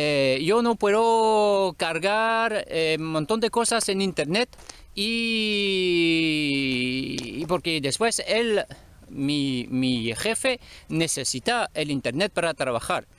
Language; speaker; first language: Spanish; non-native, learner; French